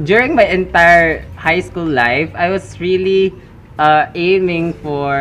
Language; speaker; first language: English; non-native, local second language; Cebuano